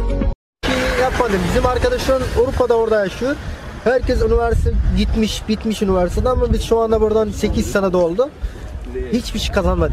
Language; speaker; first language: Turkish; non-native, learner; Arabic